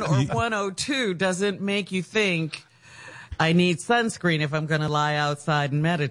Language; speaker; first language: English; native; English